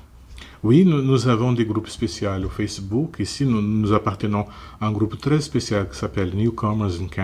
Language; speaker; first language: French; non-native, fluent; Portuguese